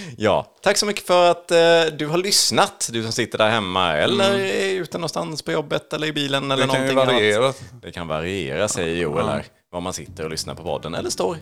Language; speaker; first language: Swedish; native; Swedish